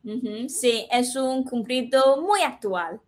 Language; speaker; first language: Spanish; non-native, fluent; Chinese